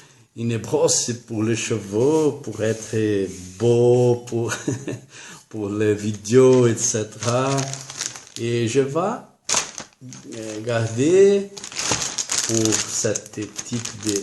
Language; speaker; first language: French; non-native, learner; Portuguese